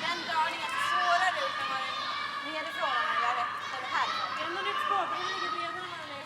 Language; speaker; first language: Swedish; native; Swedish